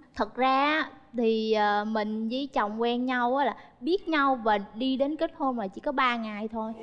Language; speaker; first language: Vietnamese; native; Vietnamese